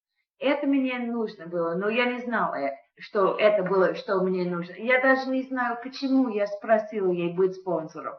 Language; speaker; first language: Russian; non-native, fluent; English